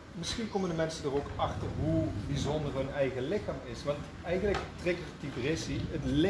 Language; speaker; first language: Dutch; native; Dutch